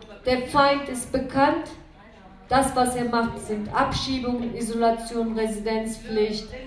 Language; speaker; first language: German; non-native, fluent; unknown